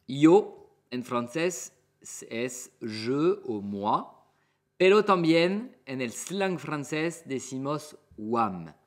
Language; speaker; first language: Spanish; non-native, fluent; French